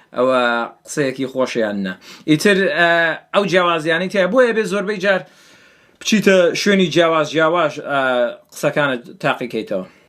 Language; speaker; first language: Central Kurdish; early bilingual, heritage; Central Kurdish